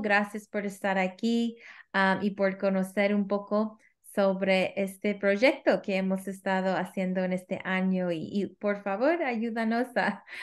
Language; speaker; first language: Spanish; early bilingual, heritage; Spanish